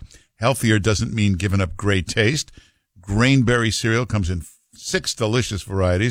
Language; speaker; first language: English; native; English